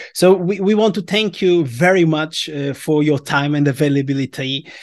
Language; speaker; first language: English; non-native, fluent; Portuguese